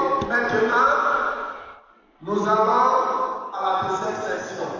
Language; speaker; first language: French; non-native, fluent; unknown